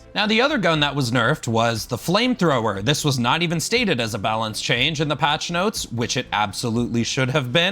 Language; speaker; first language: English; native; English